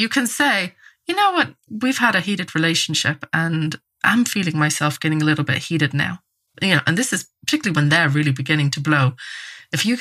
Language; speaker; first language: English; native; English